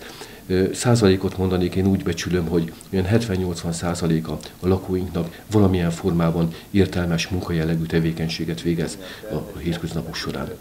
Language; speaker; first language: Hungarian; native; Hungarian